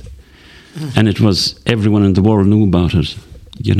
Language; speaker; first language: English; native; English